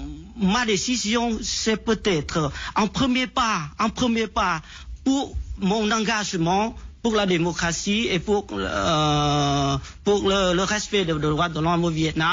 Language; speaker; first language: French; non-native, fluent; Vietnamese